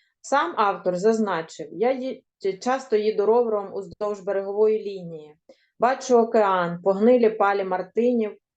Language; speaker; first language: Ukrainian; native; Ukrainian